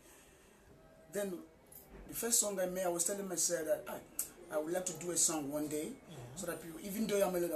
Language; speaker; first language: English; non-native, local second language; Igbo